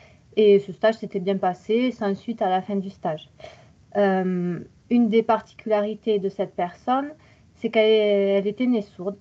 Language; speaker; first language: French; native; French